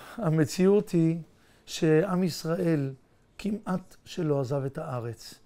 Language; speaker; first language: Hebrew; native; Hebrew